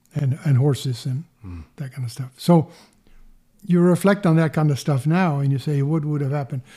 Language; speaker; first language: English; non-native, fluent; Swedish